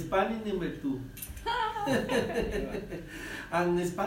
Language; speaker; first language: English; non-native, learner; Spanish